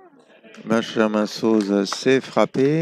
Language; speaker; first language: French; native; French